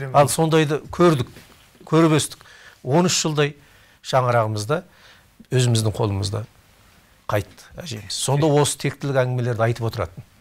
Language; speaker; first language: Kazakh; native; Kazakh